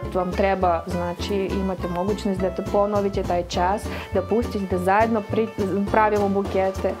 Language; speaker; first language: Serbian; non-native, fluent; Russian